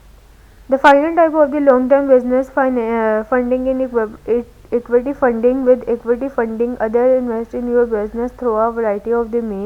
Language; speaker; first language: English; non-native, local second language; Urdu